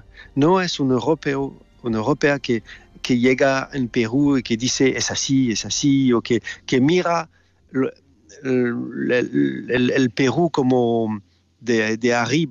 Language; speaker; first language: Spanish; non-native, learner; French